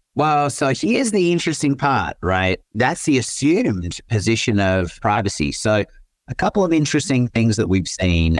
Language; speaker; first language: English; native; English